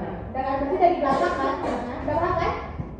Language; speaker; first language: Indonesian; native; Indonesian